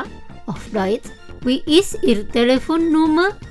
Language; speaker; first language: German; non-native, fluent; Indonesian